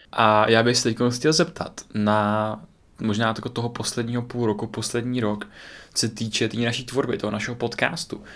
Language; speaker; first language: Czech; native; Czech